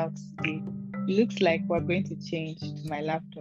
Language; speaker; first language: English; non-native, local second language; Igbo